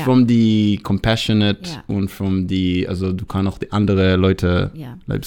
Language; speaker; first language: German; non-native, learner; Hebrew